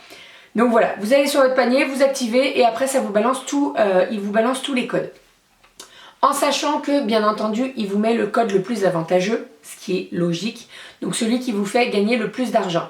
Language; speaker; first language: French; native; French